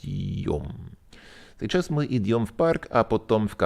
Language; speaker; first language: Russian; non-native, learner; English